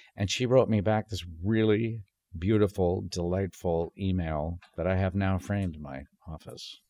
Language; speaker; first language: English; native; English